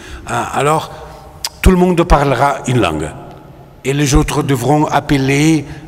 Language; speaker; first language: French; non-native, fluent; Catalan